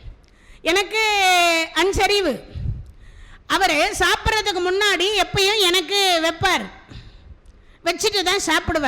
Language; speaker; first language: Tamil; native; Tamil